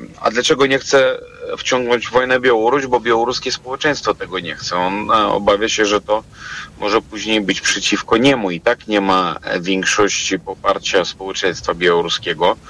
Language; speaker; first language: Polish; non-native, fluent; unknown